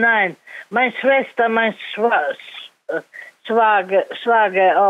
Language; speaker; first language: German; non-native, learner; Croatian